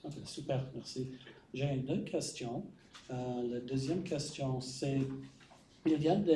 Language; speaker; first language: French; non-native, learner; English